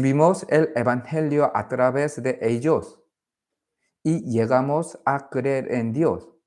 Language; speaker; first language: Spanish; non-native, learner; Korean